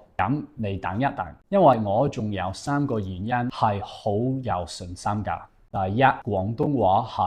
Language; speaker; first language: Cantonese; non-native, fluent; English